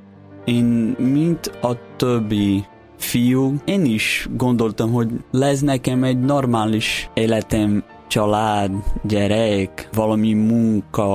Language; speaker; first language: Hungarian; non-native, learner; Portuguese